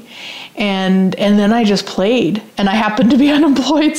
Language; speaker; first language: English; native; English